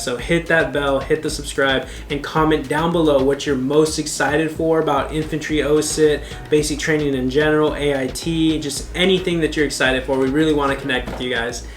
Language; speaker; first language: English; native; English